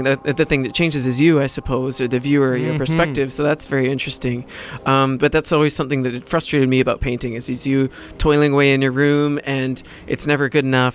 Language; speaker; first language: English; native; English